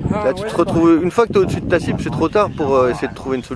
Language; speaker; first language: French; native; French